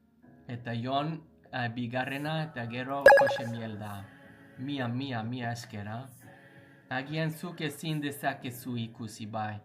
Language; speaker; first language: Basque; non-native, learner; English